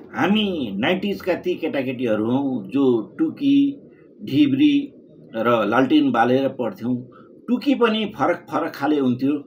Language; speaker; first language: Nepali; native; Nepali